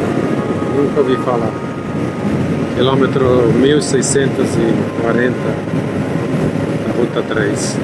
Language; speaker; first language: Portuguese; non-native, fluent; Italian